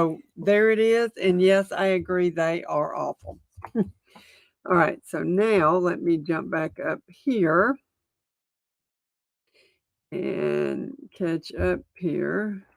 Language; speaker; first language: English; native; English